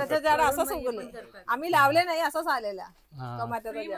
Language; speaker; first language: Marathi; non-native, learner; Malayalam